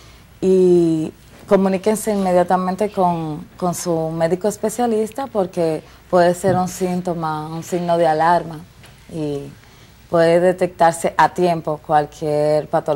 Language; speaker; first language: Spanish; native; Spanish